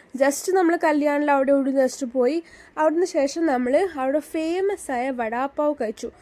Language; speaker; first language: Malayalam; early bilingual, heritage; Malayalam